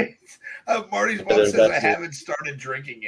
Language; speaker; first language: English; native; English